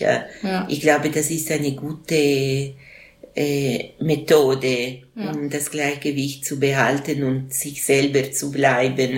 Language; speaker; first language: German; non-native, local second language; Italian